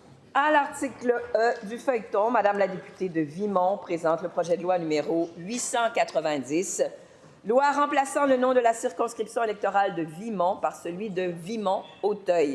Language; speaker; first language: French; native; French